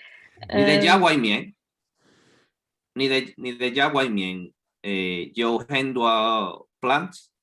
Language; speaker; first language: Chinese; non-native, learner; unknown